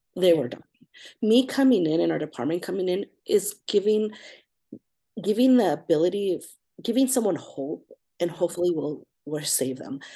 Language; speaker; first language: English; native; English